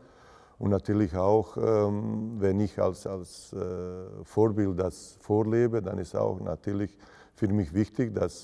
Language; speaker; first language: German; non-native, fluent; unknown